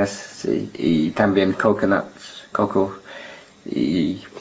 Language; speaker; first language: Spanish; non-native, learner; English